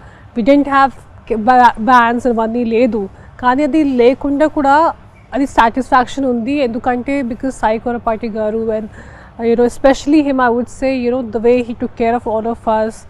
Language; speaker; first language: Telugu; non-native, fluent; Hindi